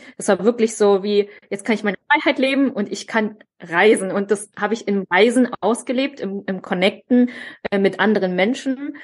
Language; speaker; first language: German; early bilingual, other home language; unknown